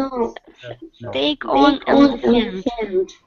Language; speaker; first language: English; non-native, learner; Russian